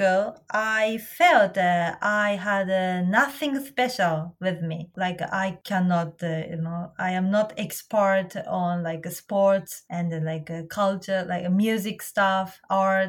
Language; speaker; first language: English; non-native, fluent; Japanese